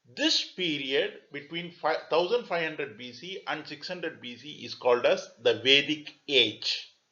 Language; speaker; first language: English; non-native, local second language; Tamil